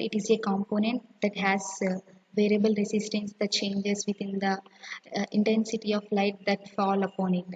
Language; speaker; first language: English; non-native, local second language; Telugu